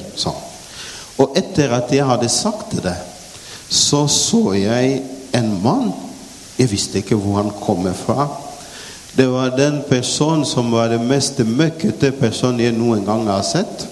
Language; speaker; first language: Norwegian; non-native, fluent; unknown